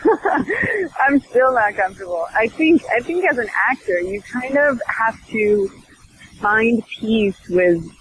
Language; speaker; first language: English; early bilingual, other home language; Swedish